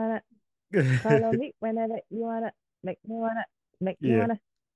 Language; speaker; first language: English; native; English